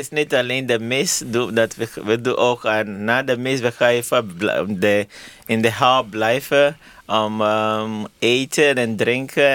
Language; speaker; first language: Dutch; non-native, learner; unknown